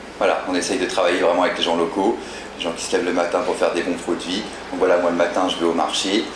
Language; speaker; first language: French; native; French